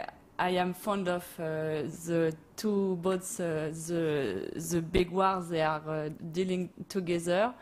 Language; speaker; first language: English; non-native, learner; French